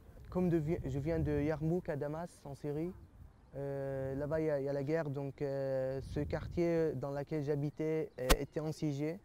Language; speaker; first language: French; early bilingual, other home language; Arabic